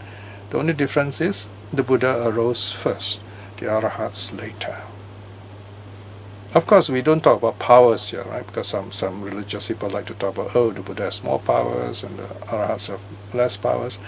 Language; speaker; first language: English; native; English